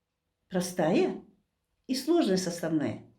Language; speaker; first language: Russian; non-native, local second language; Chechen